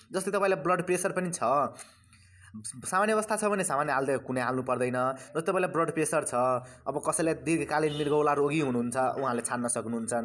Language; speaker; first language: Nepali; non-native, local second language; Maithili